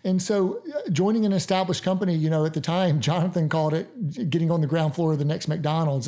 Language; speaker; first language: English; native; English